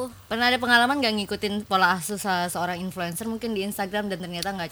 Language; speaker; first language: Indonesian; native; Indonesian